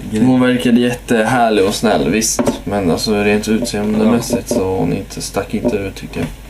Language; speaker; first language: Swedish; native; Swedish